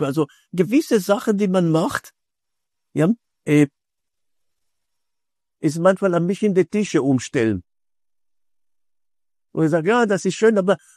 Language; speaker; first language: German; non-native, fluent; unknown